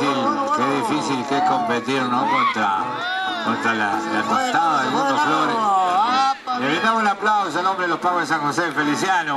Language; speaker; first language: Spanish; native; Spanish